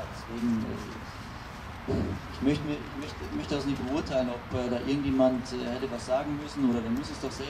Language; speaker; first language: German; native; German